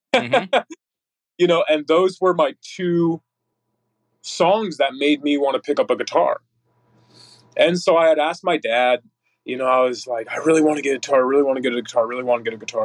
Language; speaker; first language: English; native; English